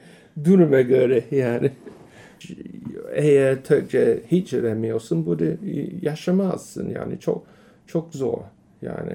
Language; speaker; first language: Turkish; non-native, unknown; English